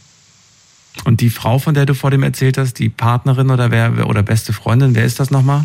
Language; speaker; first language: German; native; German